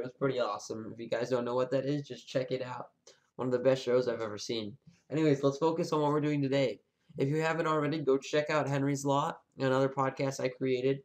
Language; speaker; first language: English; native; English